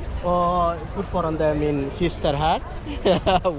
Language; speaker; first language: Swedish; non-native, learner; Somali